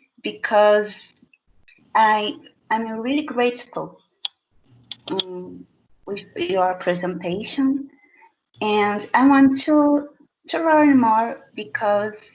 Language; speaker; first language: English; non-native, fluent; Portuguese